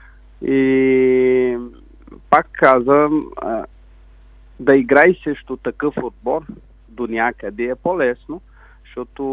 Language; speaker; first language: Bulgarian; non-native, learner; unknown